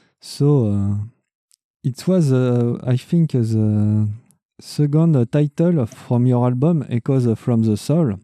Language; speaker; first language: English; non-native, learner; French